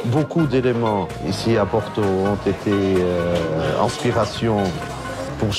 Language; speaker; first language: French; non-native, fluent; Portuguese